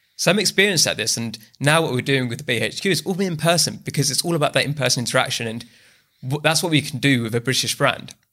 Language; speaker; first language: English; native; English